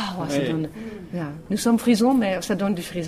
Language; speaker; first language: French; non-native, fluent; Western Frisian